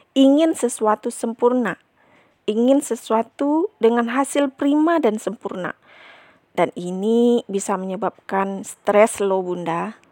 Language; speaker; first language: Indonesian; non-native, local second language; Minangkabau